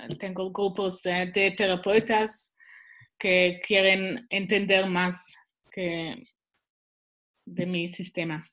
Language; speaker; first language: Spanish; non-native, learner; Swiss German